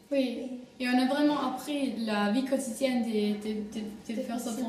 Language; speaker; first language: French; non-native, learner; German